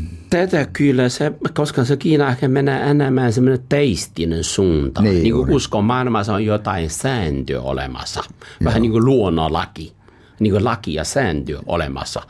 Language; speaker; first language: Finnish; non-native, fluent; Chinese